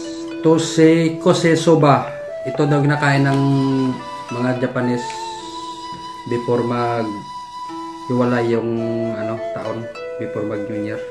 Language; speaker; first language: Filipino; non-native, local second language; Hiligaynon